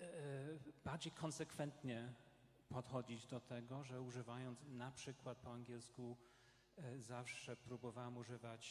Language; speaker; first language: Polish; non-native, fluent; English